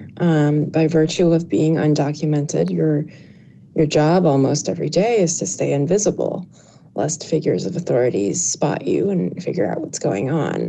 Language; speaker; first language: English; early bilingual, other home language; Chinese